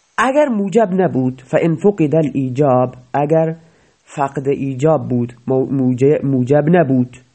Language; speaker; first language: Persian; non-native, local second language; Baluchi